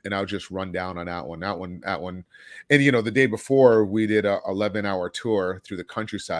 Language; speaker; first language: English; native; English